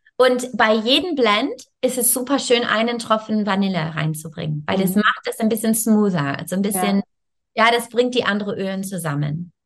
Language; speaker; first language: German; non-native, fluent; English